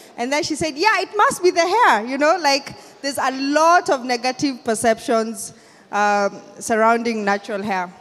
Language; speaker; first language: English; non-native, local second language; Kikuyu